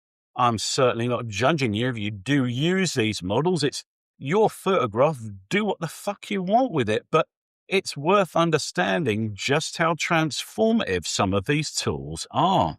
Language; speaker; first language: English; native; English